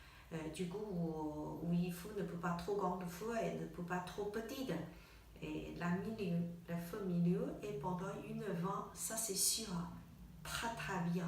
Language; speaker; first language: French; non-native, learner; Chinese